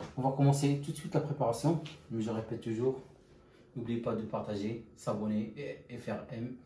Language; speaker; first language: French; non-native, local second language; Arabic